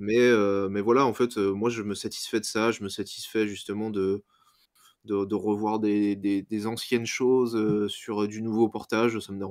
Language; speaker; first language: French; native; French